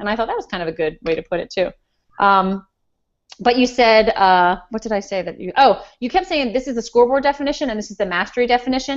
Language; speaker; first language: English; native; English